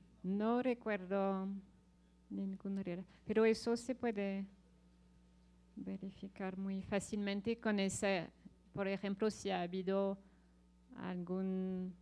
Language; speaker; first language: Spanish; non-native, fluent; French